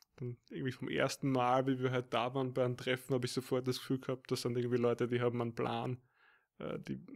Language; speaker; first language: German; native; German